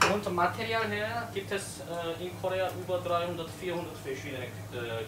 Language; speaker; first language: German; non-native, learner; Korean